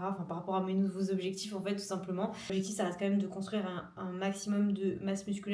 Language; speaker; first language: French; native; French